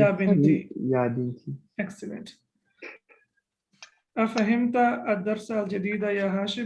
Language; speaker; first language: Arabic; non-native, fluent; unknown